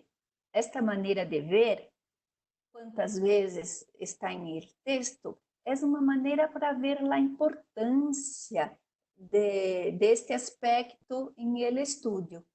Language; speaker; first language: Spanish; non-native, learner; Portuguese